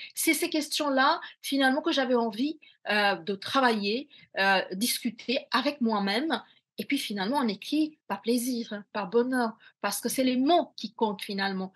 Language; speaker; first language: French; non-native, fluent; Bangla